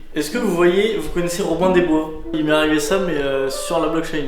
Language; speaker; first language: French; native; French